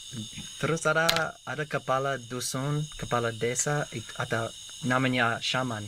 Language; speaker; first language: Indonesian; non-native, learner; English